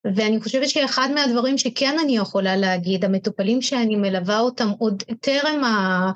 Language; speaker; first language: Hebrew; native; Hebrew